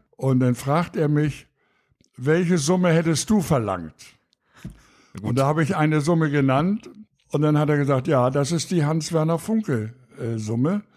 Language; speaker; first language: German; native; German